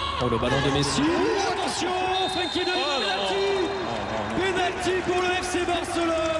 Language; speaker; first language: French; native; French